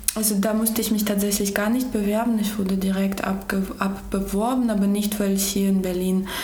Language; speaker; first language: German; early bilingual, other home language; Georgian